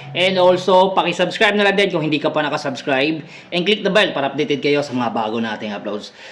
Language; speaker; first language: Filipino; non-native, local second language; Cebuano